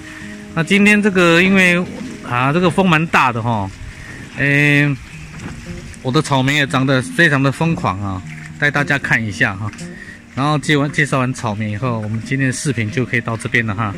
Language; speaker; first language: Chinese; native; Chinese